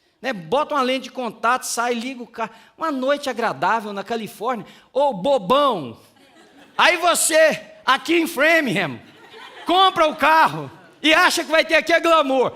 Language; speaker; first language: Portuguese; native; Portuguese